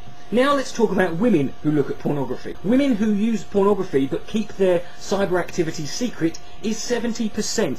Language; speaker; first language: English; native; English